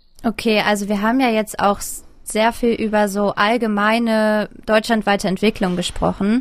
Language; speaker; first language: German; native; German